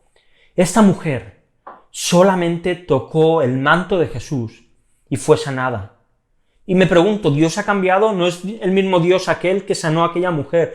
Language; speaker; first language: Spanish; native; Spanish